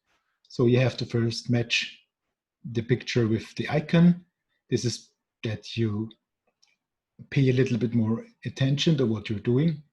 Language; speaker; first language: English; non-native, fluent; German